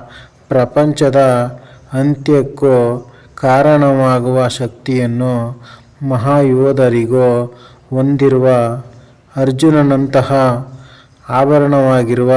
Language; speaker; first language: Kannada; native; Kannada